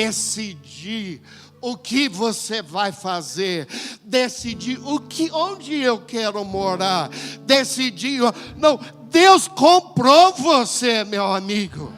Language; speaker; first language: Portuguese; non-native, fluent; English